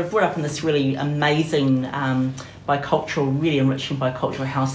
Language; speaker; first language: English; native; English